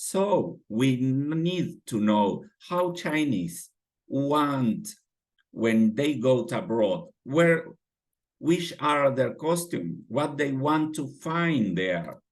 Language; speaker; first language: English; non-native, fluent; Spanish